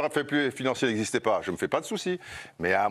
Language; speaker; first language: French; native; French